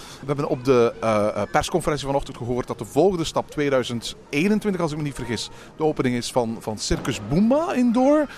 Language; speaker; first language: Dutch; native; Dutch